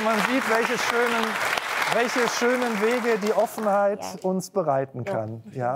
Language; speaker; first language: German; native; German